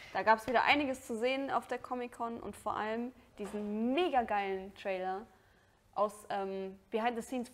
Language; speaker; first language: German; native; German